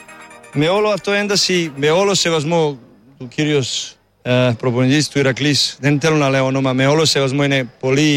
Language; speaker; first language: Greek; non-native, learner; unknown